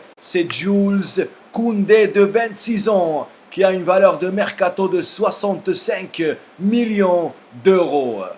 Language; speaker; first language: French; non-native, fluent; Spanish